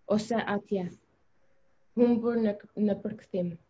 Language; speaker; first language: Albanian; early bilingual, heritage; Albanian